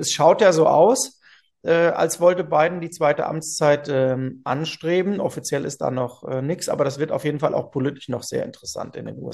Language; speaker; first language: German; native; German